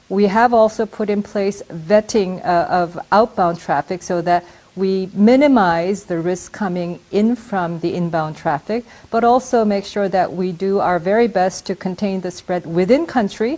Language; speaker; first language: English; non-native, fluent; Korean